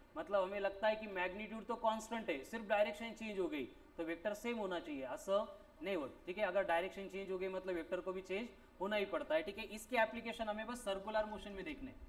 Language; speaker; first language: Hindi; non-native, local second language; Marathi